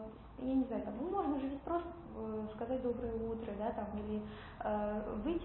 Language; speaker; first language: Russian; native; Russian